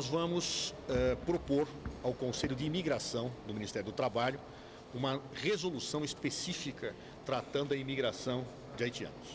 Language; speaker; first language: Portuguese; native; Portuguese